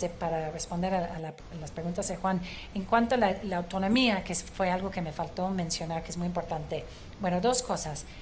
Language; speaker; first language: Spanish; non-native, fluent; English